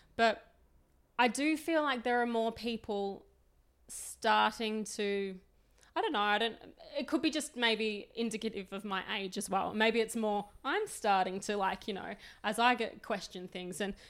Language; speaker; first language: English; native; English